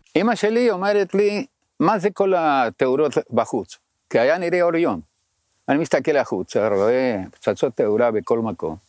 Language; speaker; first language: Hebrew; non-native, fluent; Spanish